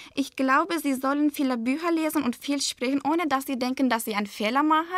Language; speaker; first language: German; non-native, fluent; Turkish